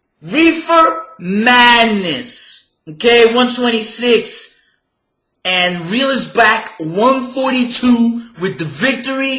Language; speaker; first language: English; native; English